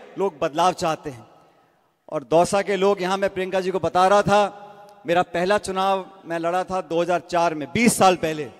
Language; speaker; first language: Hindi; native; Hindi